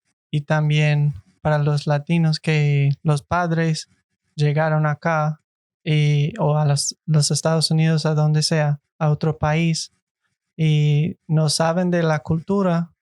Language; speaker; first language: Spanish; non-native, fluent; English